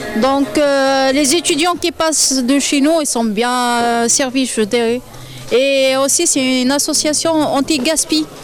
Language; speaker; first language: French; non-native, local second language; Arabic